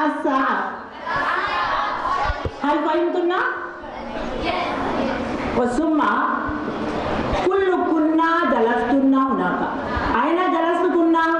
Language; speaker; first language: Arabic; non-native, learner; Urdu